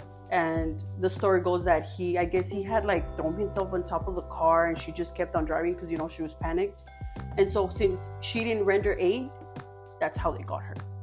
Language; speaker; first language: English; early bilingual, other home language; Spanish